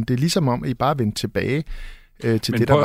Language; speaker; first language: Danish; native; Danish